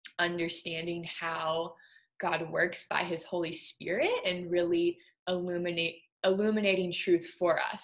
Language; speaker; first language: English; native; English